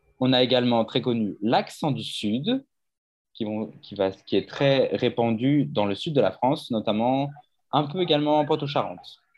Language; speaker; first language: French; native; French